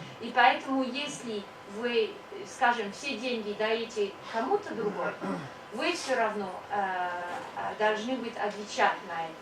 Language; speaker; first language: Russian; non-native, learner; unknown